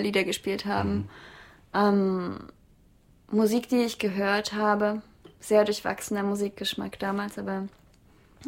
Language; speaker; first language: German; native; German